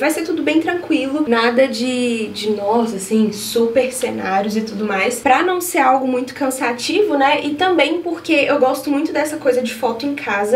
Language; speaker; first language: Portuguese; native; Portuguese